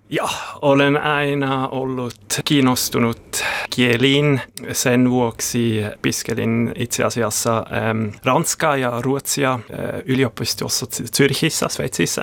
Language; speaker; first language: Finnish; non-native, learner; German